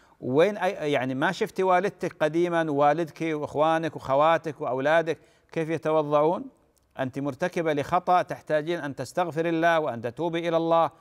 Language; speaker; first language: Arabic; native; Arabic